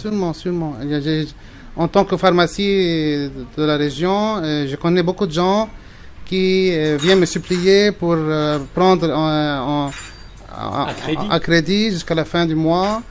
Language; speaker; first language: French; non-native, local second language; Arabic